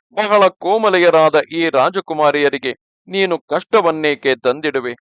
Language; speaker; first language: Kannada; native; Kannada